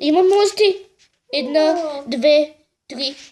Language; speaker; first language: Bulgarian; native; Bulgarian